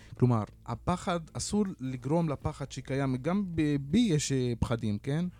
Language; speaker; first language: Hebrew; non-native, local second language; Arabic